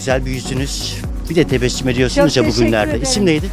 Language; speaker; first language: Turkish; native; Turkish